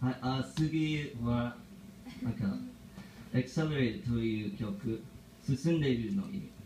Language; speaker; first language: Japanese; non-native, learner; English